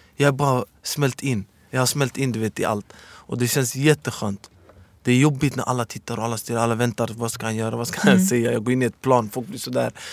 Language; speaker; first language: Swedish; early bilingual, other home language; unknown